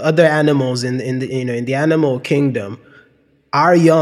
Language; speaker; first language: English; non-native, local second language; Yoruba